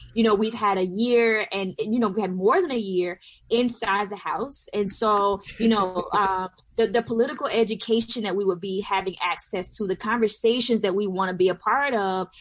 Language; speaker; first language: English; native; English